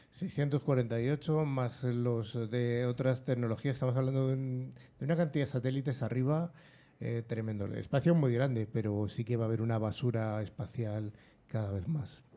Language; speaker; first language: Spanish; native; Spanish